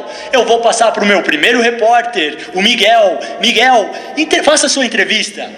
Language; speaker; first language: Portuguese; native; Portuguese